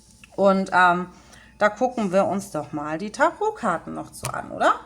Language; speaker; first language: German; native; German